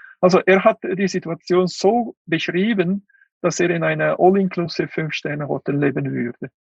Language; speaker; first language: German; non-native, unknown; Uyghur